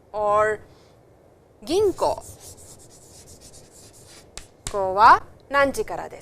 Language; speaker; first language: Japanese; non-native, fluent; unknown